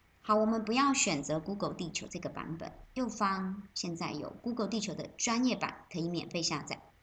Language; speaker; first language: Chinese; native; Chinese